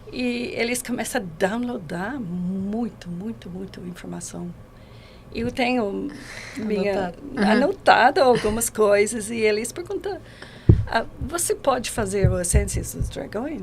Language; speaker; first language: Portuguese; non-native, learner; English